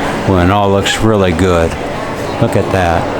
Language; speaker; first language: English; native; English